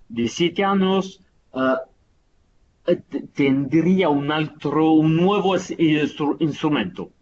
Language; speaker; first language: Spanish; non-native, fluent; Italian